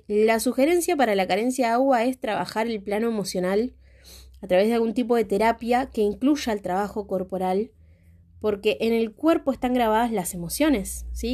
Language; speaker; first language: Spanish; native; Spanish